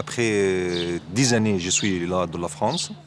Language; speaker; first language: French; non-native, learner; Arabic